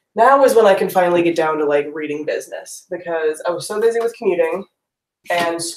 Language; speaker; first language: English; native; English